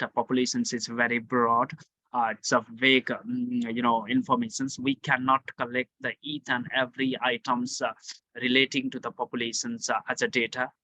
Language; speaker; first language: English; non-native, local second language; Nepali